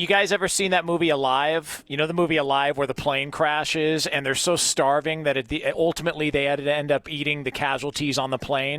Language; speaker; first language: English; native; English